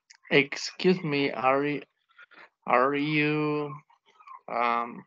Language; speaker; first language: English; non-native, learner; Spanish